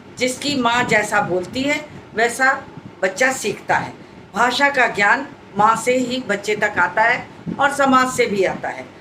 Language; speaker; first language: Hindi; native; Hindi